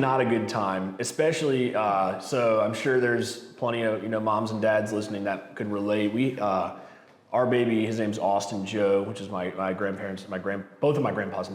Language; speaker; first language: English; native; English